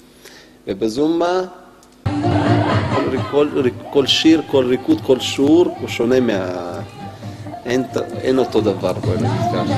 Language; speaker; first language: Hebrew; non-native, fluent; Russian